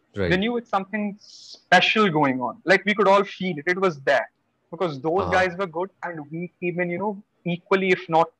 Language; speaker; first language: English; non-native, local second language; Odia